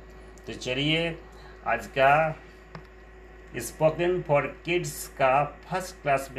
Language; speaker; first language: Hindi; non-native, local second language; Bangla